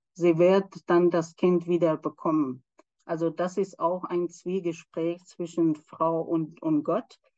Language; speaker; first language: German; non-native, fluent; Persian